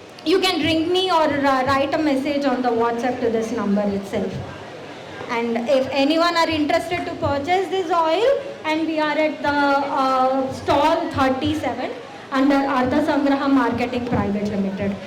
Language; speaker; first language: English; non-native, local second language; Telugu